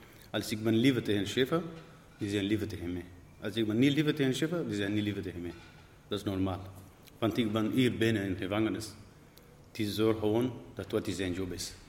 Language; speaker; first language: Dutch; non-native, learner; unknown